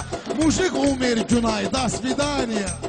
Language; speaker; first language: Russian; non-native, learner; Azerbaijani